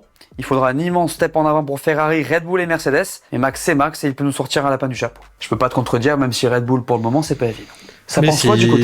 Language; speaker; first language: French; native; French